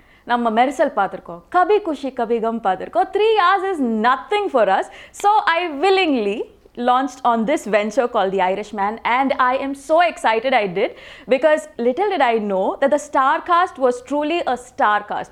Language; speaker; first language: English; non-native, local second language; Tamil